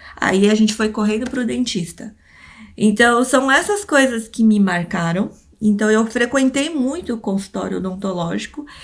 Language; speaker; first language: Portuguese; early bilingual, other home language; Korean